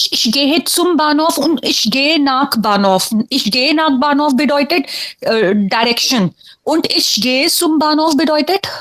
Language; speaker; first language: German; non-native, learner; Hindi